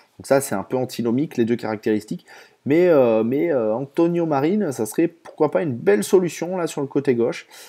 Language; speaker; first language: French; native; French